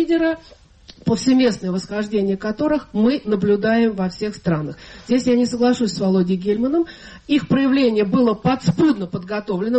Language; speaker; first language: Russian; native; Russian